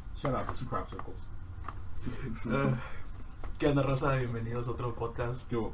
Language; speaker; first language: Spanish; native; Spanish